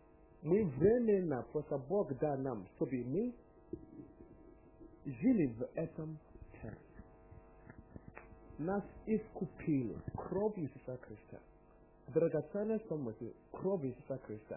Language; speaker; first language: Russian; non-native, learner; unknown